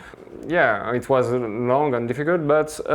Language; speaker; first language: English; non-native, fluent; French